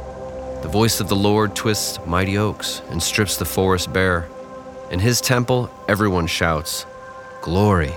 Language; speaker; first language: English; native; English